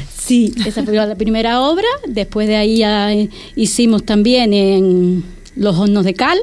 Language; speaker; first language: Spanish; native; Spanish